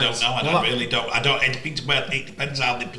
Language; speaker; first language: English; native; English